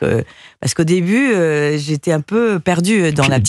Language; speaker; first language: French; early bilingual, other home language; Portuguese